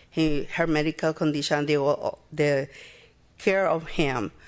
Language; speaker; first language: English; non-native, learner; Spanish